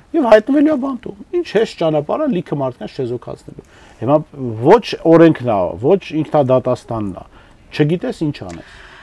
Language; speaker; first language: Armenian; native; Armenian